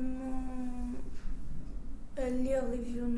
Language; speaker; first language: French; non-native, fluent; English